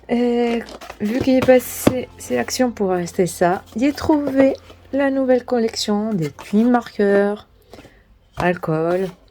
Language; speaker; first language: French; non-native, learner; Spanish